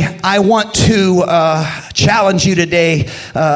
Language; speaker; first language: English; native; English